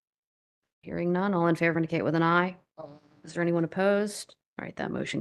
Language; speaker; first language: English; native; English